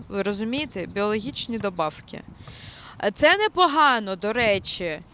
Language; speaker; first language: Ukrainian; non-native, local second language; Russian